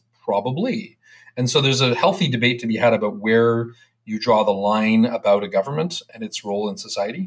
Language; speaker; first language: English; native; English